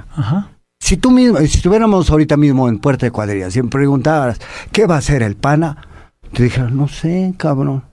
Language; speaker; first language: Spanish; native; Spanish